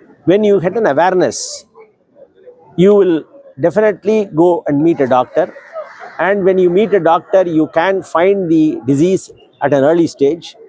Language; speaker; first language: English; non-native, local second language; Tamil